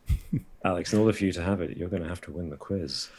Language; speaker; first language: English; native; English